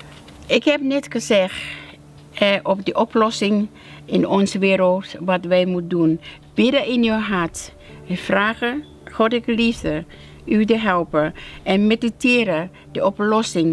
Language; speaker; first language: Dutch; non-native, learner; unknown